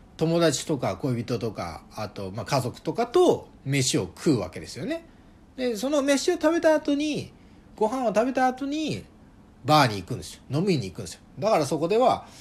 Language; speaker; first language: Japanese; native; Japanese